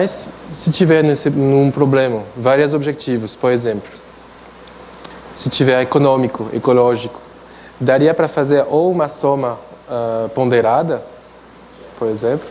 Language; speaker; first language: Portuguese; non-native, fluent; French